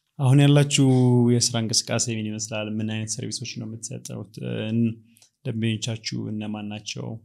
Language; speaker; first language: Amharic; native; Amharic